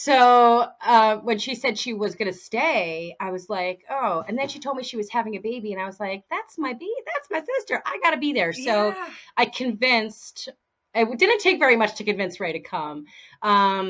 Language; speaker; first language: English; native; English